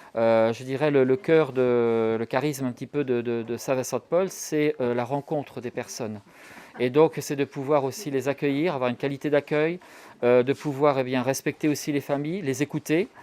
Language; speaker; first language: French; native; French